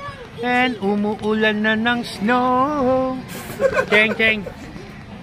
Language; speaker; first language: Filipino; native; Filipino